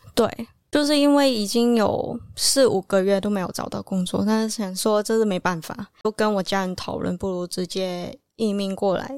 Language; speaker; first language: Chinese; non-native, local second language; Cantonese